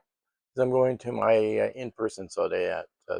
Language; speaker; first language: English; native; English